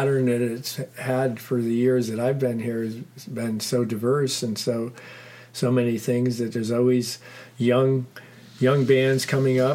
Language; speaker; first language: English; native; English